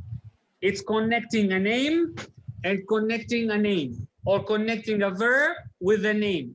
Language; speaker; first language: English; non-native, learner; Arabic